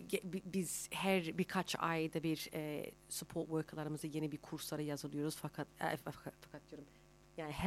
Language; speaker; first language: Turkish; early bilingual, heritage; Turkish